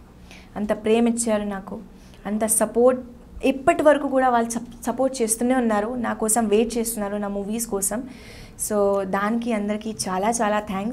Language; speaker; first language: Telugu; non-native, learner; Hindi